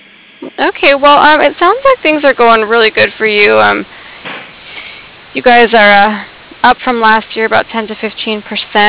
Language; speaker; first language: English; native; English